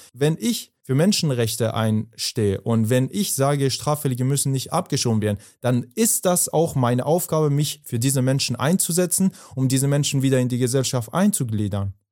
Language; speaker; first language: German; non-native, fluent; Persian